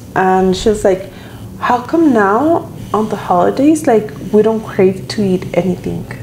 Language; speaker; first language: English; early bilingual, other home language; Spanish